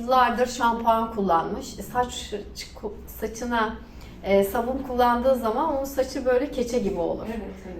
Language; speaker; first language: Turkish; native; Turkish